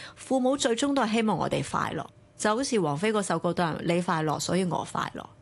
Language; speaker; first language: Cantonese; early bilingual, other home language; Chinese